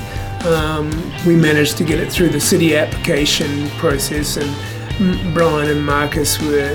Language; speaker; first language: English; native; English